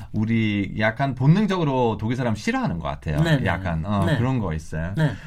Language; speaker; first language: Korean; non-native, fluent; German